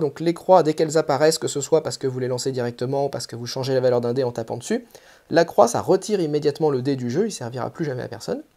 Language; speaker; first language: French; native; French